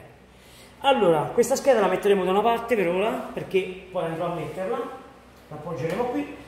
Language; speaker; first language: Italian; native; Italian